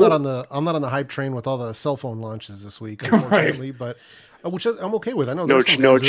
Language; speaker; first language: English; early bilingual, other home language; Spanish